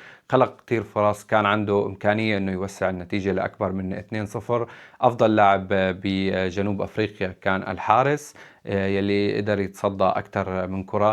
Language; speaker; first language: Arabic; native; Arabic